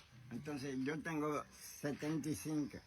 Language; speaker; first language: Spanish; non-native, learner; Haitian Creole